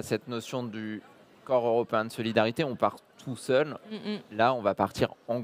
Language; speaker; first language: French; native; French